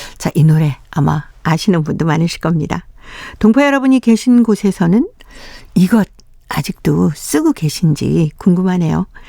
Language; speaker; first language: Korean; native; Korean